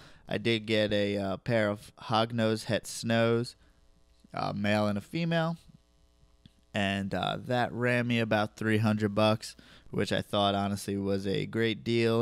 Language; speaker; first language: English; native; English